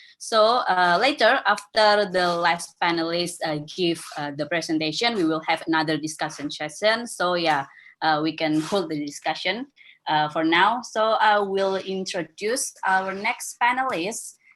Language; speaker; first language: English; non-native, fluent; Indonesian